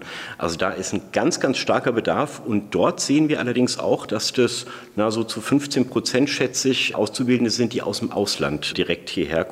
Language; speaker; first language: German; native; German